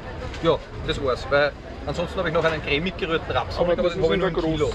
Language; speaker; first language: German; native; German